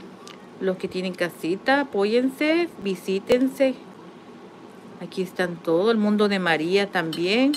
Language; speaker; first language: Spanish; native; Spanish